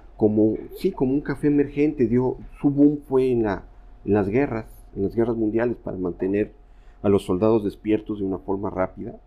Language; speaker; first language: Spanish; native; Spanish